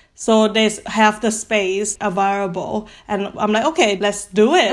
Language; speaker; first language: English; non-native, learner; Thai